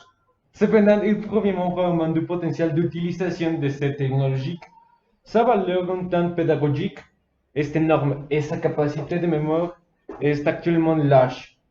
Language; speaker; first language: French; non-native, learner; Spanish